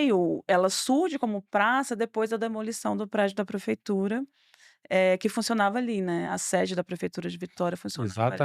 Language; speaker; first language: Portuguese; native; Portuguese